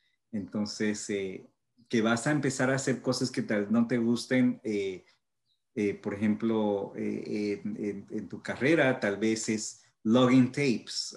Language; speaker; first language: Spanish; early bilingual, heritage; Spanish